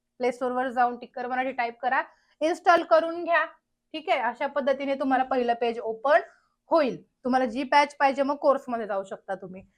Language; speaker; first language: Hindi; non-native, local second language; Marathi